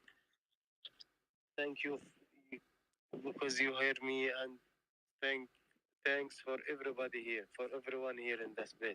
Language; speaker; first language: English; non-native, learner; Arabic